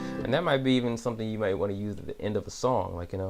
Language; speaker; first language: English; native; English